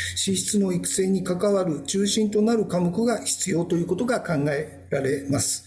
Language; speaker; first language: Japanese; native; Japanese